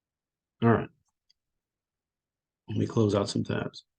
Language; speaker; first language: English; native; English